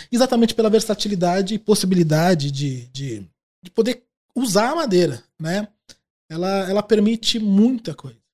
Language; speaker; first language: Portuguese; native; Portuguese